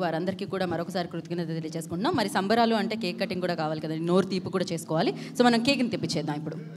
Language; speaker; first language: Telugu; native; Telugu